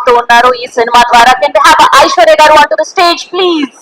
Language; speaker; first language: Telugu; native; Telugu